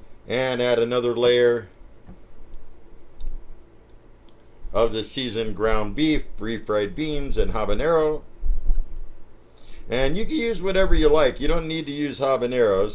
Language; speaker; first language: English; native; English